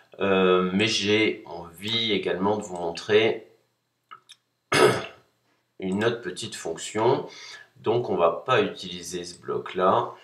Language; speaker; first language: French; native; French